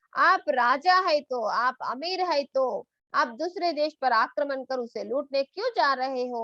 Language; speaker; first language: Hindi; non-native, local second language; Telugu